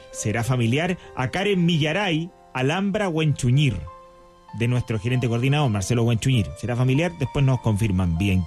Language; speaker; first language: Spanish; native; Spanish